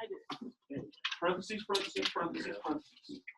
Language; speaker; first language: English; native; English